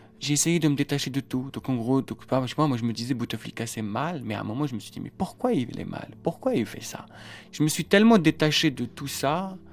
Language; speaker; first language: French; non-native, local second language; Arabic